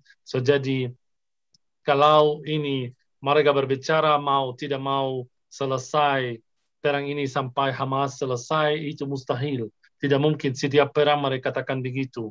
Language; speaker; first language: Indonesian; non-native, fluent; Arabic